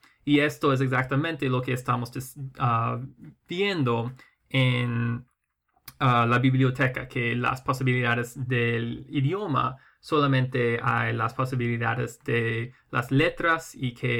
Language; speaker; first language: Spanish; non-native, fluent; English